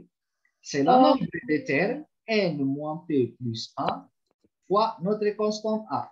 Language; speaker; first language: French; non-native, local second language; Arabic